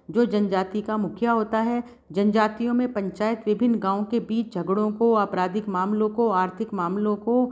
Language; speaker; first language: Hindi; native; Hindi